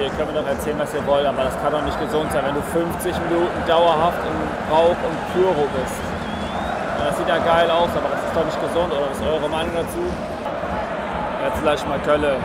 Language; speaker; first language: German; native; German